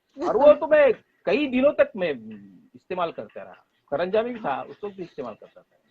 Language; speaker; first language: Hindi; non-native, local second language; Marathi